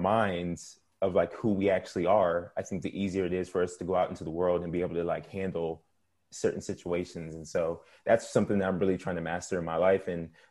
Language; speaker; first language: English; native; English